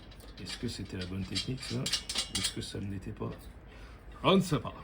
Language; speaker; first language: French; native; French